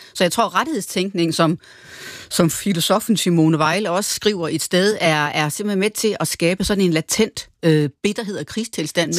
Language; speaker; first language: Danish; native; Danish